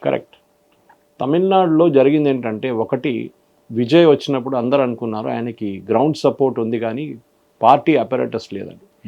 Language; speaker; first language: Telugu; non-native, fluent; Malayalam